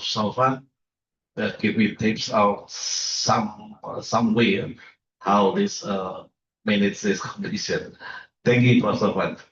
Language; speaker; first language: English; non-native, learner; Indonesian